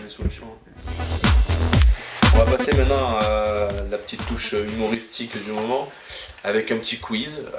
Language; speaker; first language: French; native; French